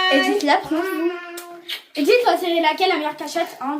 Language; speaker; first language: French; native; French